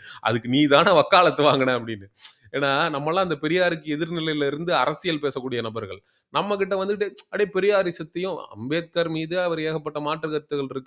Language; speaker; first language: Tamil; native; Tamil